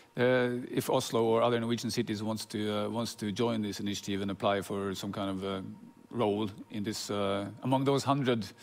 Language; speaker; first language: English; non-native, fluent; Norwegian